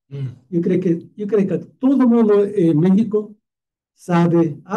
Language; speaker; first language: Spanish; non-native, fluent; English